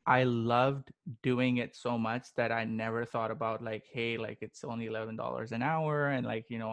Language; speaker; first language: English; non-native, local second language; Urdu